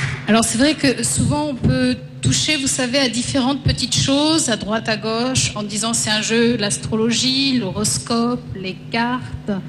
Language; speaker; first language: French; native; French